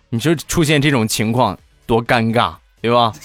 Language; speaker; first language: Chinese; native; Chinese